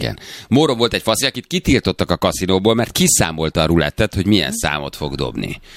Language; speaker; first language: Hungarian; native; Hungarian